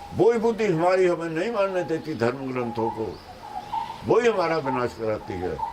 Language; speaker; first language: Hindi; non-native, local second language; Punjabi